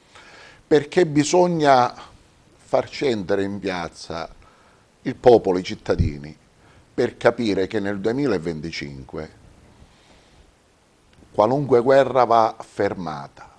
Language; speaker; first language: Italian; native; Italian